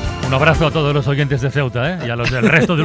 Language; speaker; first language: Spanish; native; Spanish